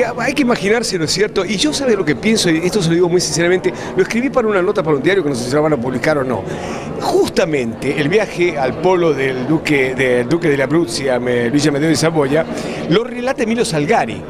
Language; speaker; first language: Spanish; native; Spanish